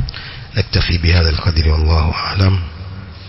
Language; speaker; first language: Arabic; non-native, fluent; Swahili